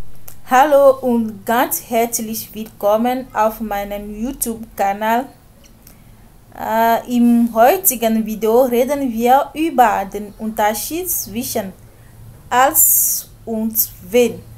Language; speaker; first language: German; non-native, fluent; French